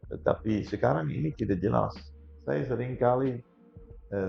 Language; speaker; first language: Indonesian; non-native, fluent; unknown